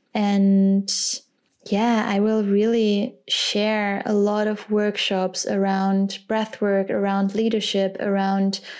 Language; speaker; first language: English; non-native, fluent; German